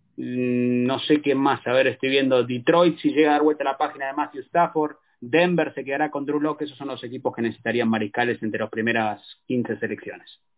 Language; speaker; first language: Spanish; native; Spanish